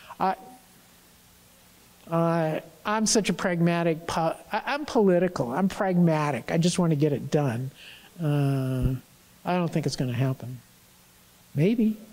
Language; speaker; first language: English; native; English